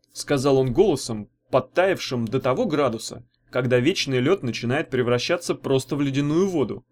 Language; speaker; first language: Russian; native; Russian